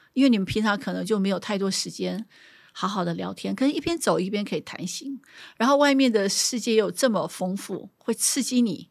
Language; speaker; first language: Chinese; native; Chinese